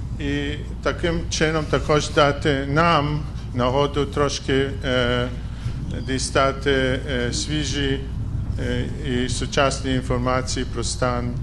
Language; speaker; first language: Ukrainian; early bilingual, heritage; Ukrainian